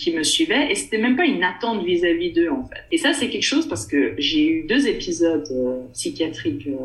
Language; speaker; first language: French; native; French